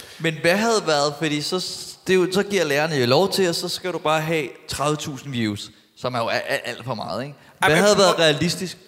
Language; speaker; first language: Danish; early bilingual, other home language; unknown